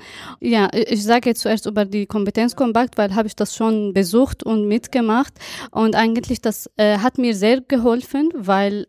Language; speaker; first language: German; non-native, fluent; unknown